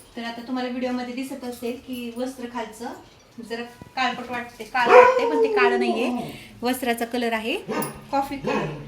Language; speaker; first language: Marathi; native; Marathi